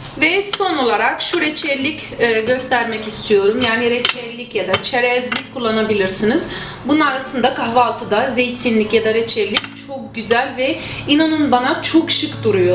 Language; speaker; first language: Turkish; non-native, fluent; Arabic